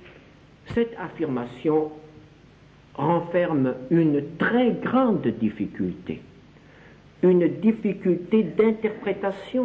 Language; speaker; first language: French; native; French